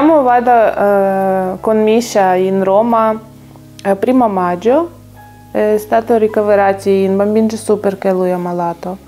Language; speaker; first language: Italian; non-native, learner; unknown